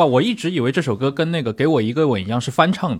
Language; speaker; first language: Chinese; native; Chinese